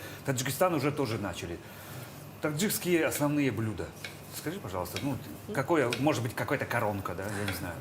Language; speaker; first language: Russian; native; Russian